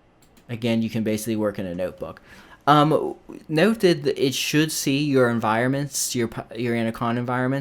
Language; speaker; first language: English; native; English